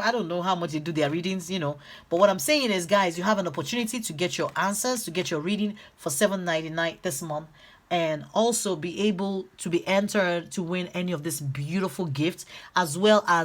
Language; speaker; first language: English; native; English